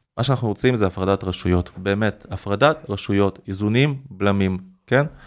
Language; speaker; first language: Hebrew; early bilingual, other home language; Russian